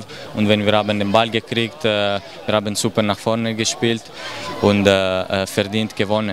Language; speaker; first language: German; non-native, fluent; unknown